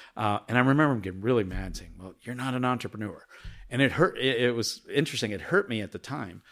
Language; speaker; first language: English; early bilingual, other home language; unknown